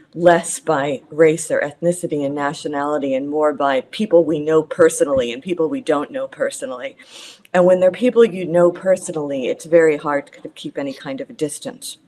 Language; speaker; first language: English; native; English